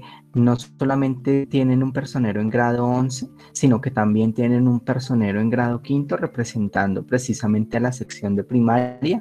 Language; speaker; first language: Spanish; native; Spanish